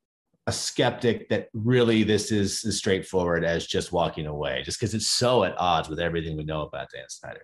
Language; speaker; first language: English; native; English